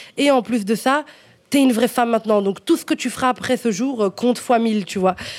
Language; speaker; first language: French; non-native, fluent; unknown